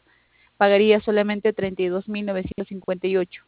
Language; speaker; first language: Spanish; native; Spanish